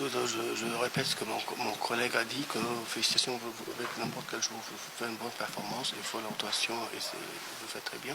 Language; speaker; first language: French; non-native, learner; Arabic